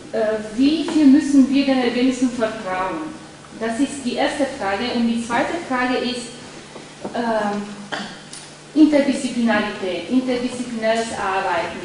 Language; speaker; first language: German; non-native, fluent; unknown